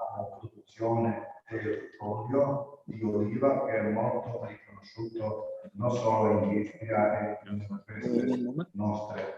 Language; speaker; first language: Italian; non-native, local second language; Croatian